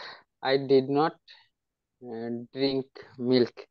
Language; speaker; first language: English; non-native, learner; Hindi